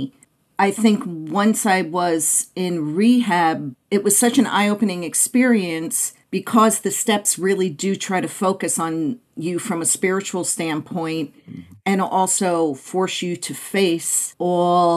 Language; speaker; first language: English; native; English